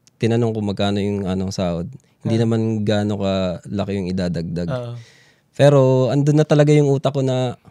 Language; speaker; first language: Filipino; non-native, local second language; Cebuano